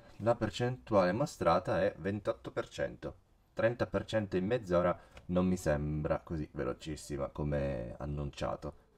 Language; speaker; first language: Italian; native; Italian